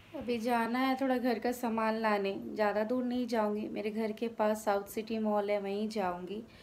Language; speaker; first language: Hindi; non-native, local second language; Bangla